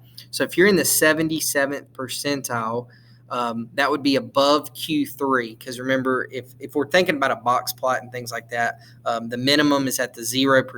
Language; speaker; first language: English; native; English